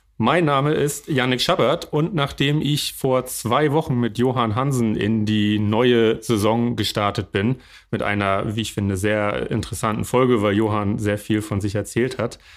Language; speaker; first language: German; native; German